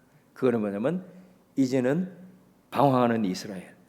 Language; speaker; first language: Korean; native; Korean